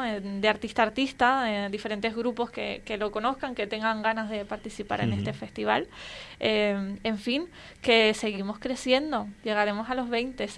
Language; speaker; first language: Spanish; native; Spanish